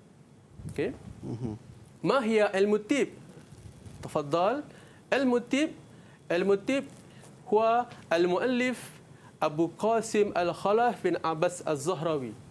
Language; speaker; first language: Arabic; non-native, fluent; Malay